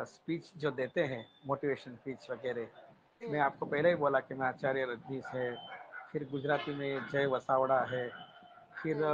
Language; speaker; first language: Hindi; non-native, local second language; Gujarati